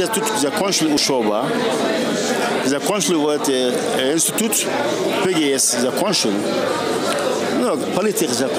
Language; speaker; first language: Russian; non-native, local second language; French